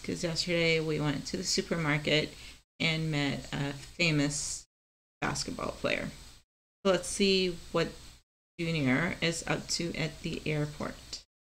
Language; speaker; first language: English; non-native, fluent; Spanish